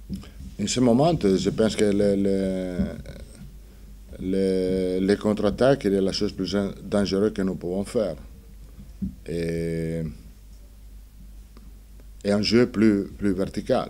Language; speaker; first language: French; non-native, fluent; Italian